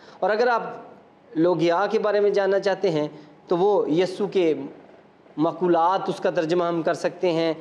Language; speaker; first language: Urdu; non-native, local second language; Punjabi